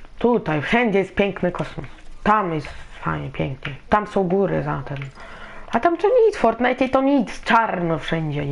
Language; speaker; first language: Polish; native; Polish